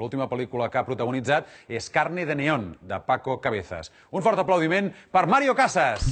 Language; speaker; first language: Catalan; native; Catalan